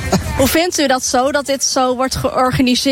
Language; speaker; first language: Dutch; native; Dutch